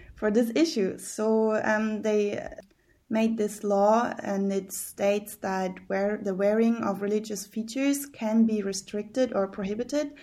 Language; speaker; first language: English; early bilingual, heritage; German